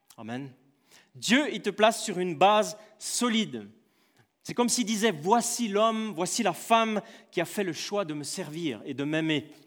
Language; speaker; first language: French; native; French